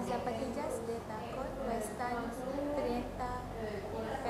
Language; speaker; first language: Spanish; non-native, learner; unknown